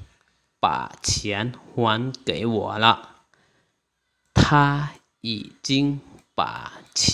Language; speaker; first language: Chinese; non-native, fluent; Lao